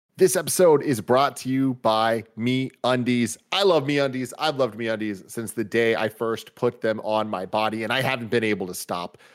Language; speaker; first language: English; native; English